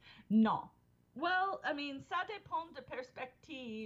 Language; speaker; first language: French; non-native, fluent; English